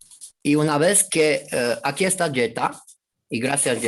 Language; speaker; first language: Spanish; non-native, fluent; Romanian